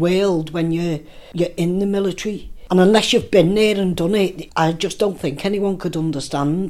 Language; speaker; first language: English; native; English